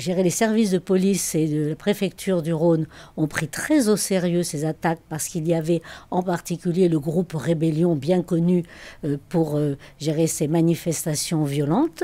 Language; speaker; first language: French; native; French